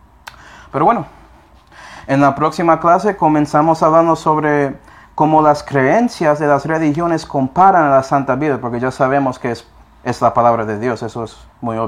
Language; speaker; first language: Spanish; non-native, fluent; English